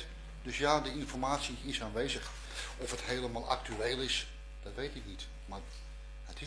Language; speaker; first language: Dutch; native; Dutch